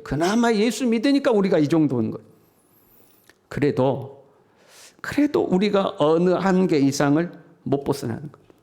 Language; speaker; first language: Korean; native; Korean